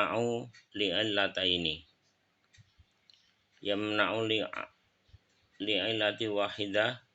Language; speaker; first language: Arabic; non-native, learner; Indonesian